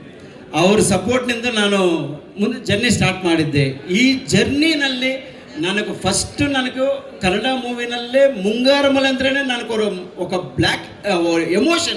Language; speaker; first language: Kannada; non-native, learner; Telugu